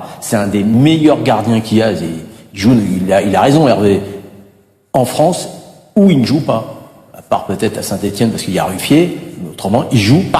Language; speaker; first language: French; native; French